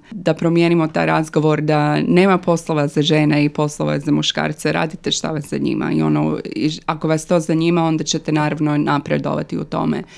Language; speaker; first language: Croatian; early bilingual, other home language; English